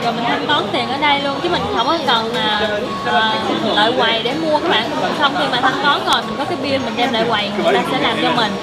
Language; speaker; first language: Vietnamese; native; Vietnamese